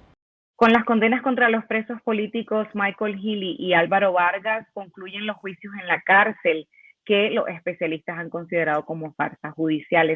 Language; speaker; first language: Spanish; native; Spanish